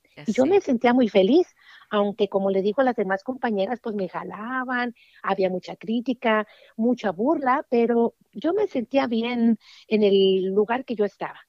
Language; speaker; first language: Spanish; native; Spanish